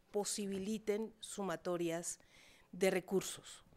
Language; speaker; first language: Spanish; native; Spanish